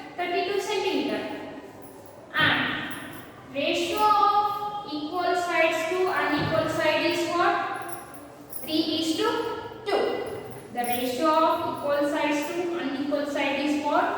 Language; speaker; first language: English; non-native, local second language; Kannada